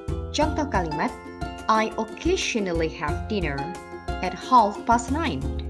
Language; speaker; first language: English; non-native, fluent; Indonesian